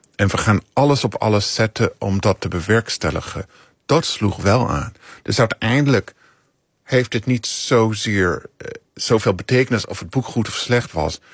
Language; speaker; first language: Dutch; non-native, fluent; English